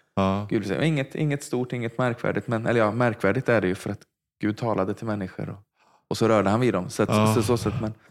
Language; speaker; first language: Swedish; native; Swedish